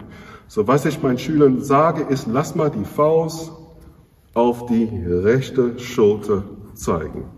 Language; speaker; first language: German; non-native, fluent; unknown